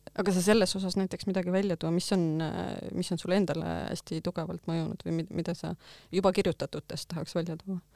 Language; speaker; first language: Estonian; native; Estonian